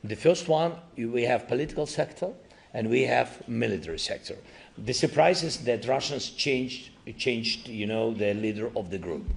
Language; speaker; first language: English; non-native, learner; Ukrainian